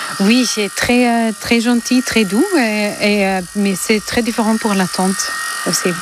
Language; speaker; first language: French; non-native, learner; German